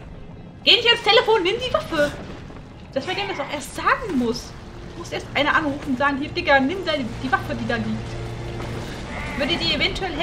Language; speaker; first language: German; native; German